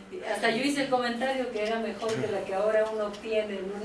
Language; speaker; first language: Spanish; native; Spanish